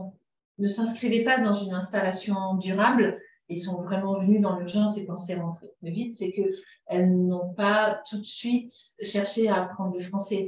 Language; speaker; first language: French; native; French